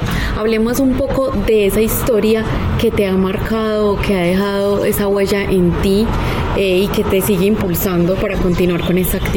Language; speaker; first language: Spanish; native; Spanish